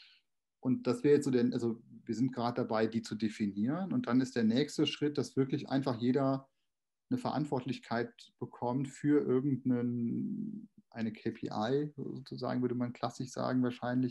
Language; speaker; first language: German; native; German